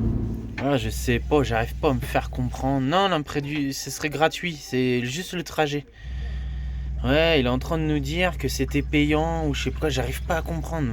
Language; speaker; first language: French; native; French